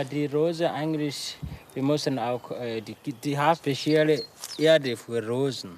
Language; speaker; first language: German; non-native, learner; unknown